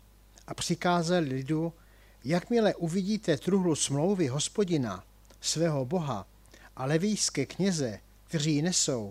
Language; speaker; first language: Czech; native; Czech